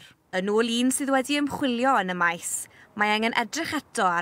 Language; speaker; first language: Welsh; native; Welsh